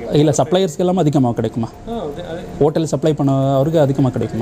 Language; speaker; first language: Tamil; non-native, learner; Kannada